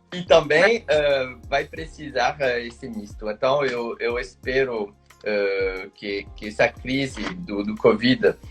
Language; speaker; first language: Portuguese; non-native, fluent; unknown